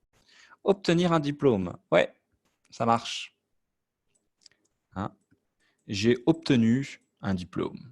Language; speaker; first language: French; native; French